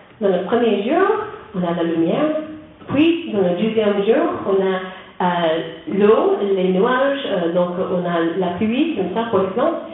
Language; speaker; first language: French; non-native, learner; English